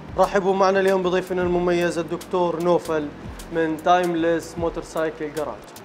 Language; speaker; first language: Arabic; native; Arabic